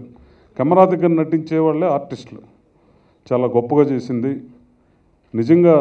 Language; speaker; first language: Telugu; native; Telugu